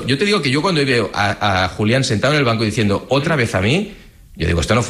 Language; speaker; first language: Spanish; native; Spanish